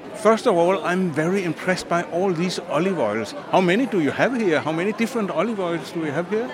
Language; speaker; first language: English; non-native, fluent; Danish